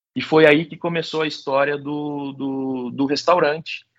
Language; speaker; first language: Portuguese; native; Portuguese